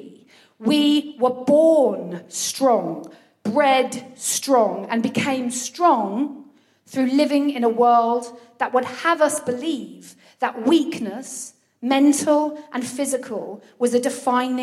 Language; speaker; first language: English; native; English